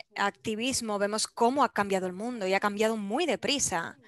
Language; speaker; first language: Spanish; non-native, fluent; Polish